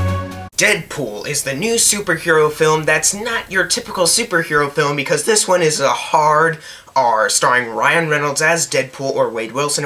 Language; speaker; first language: English; native; English